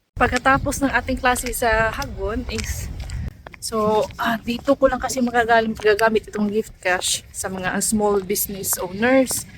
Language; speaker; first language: Filipino; non-native, local second language; Cebuano